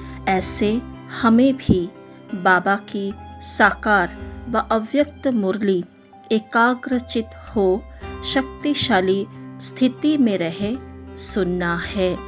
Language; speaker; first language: Hindi; native; Hindi